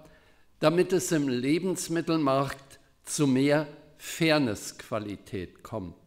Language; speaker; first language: German; native; German